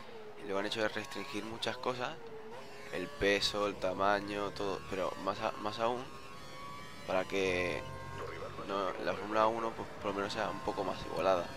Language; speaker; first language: Spanish; native; Spanish